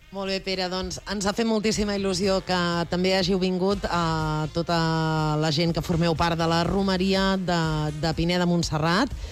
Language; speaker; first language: Catalan; native; Catalan